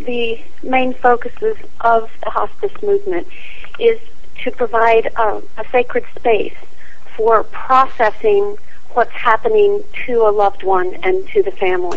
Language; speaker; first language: English; native; English